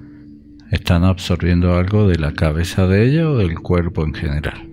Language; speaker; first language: Spanish; native; Spanish